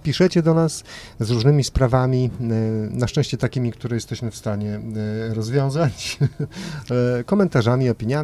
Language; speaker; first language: Polish; native; Polish